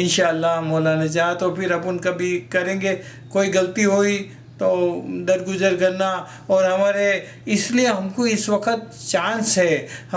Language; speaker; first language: Hindi; non-native, local second language; Gujarati